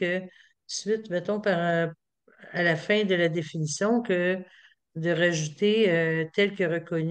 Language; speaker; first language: French; native; French